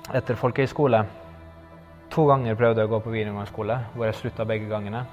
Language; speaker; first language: Norwegian; early bilingual, other home language; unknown